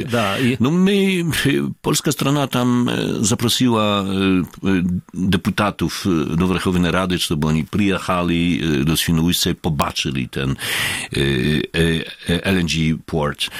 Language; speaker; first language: Ukrainian; non-native, fluent; Polish